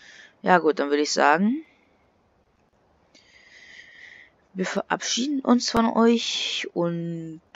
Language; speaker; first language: German; native; German